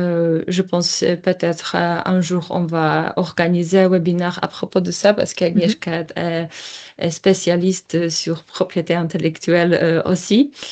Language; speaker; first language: French; non-native, learner; Polish